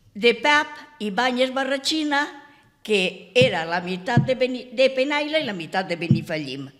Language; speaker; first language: Catalan; native; Catalan